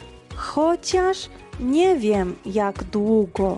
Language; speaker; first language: Polish; non-native, fluent; Georgian